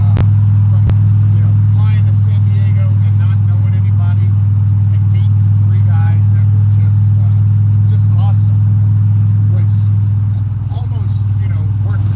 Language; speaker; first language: English; native; English